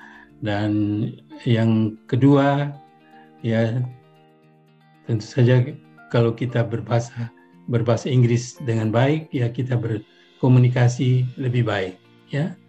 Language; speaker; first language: Indonesian; non-native, local second language; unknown